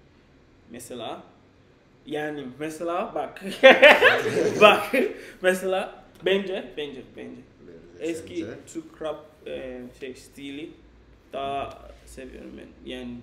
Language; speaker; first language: Turkish; non-native, learner; English